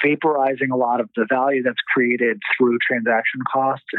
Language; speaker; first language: English; native; English